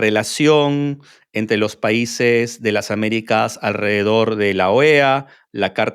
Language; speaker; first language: Spanish; native; Spanish